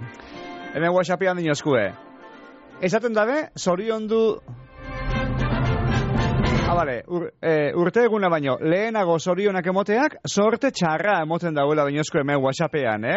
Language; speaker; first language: Basque; native; Basque